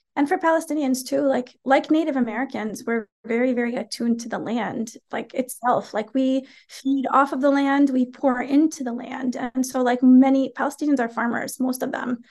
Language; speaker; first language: English; early bilingual, other home language; Arabic